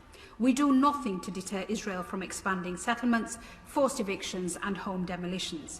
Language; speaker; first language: English; native; English